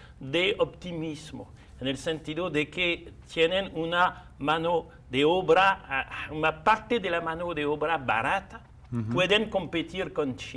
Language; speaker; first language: Spanish; non-native, fluent; French